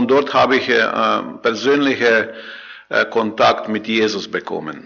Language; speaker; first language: German; non-native, learner; Croatian